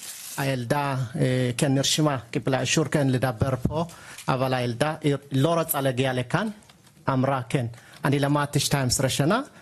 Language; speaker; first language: Hebrew; non-native, learner; Tigrinya